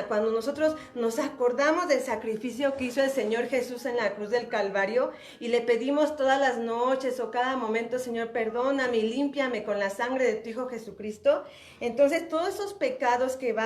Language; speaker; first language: Spanish; native; Spanish